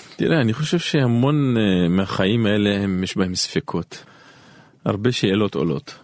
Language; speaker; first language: Hebrew; non-native, local second language; Arabic